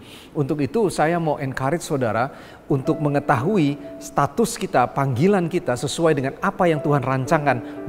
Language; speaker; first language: Indonesian; native; Indonesian